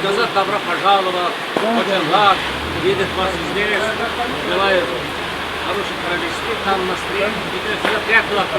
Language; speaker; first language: Russian; non-native, fluent; Azerbaijani